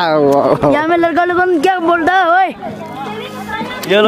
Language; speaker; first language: Hindi; non-native, local second language; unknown